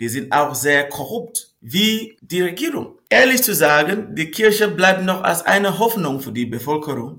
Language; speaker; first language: German; non-native, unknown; Northern Sotho